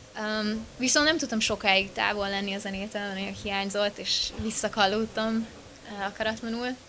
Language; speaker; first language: Hungarian; native; Hungarian